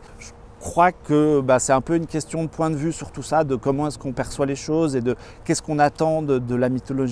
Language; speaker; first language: French; native; French